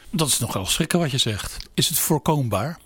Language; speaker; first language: Dutch; native; Dutch